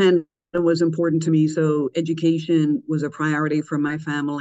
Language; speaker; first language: English; native; English